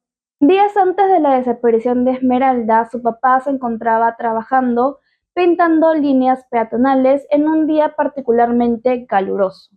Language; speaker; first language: Spanish; native; Spanish